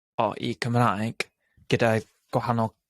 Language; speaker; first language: Welsh; non-native, local second language; English